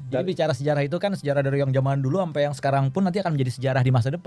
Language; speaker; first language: Indonesian; native; Indonesian